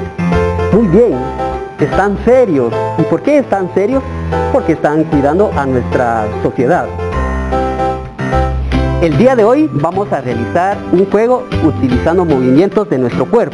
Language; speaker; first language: Spanish; native; Spanish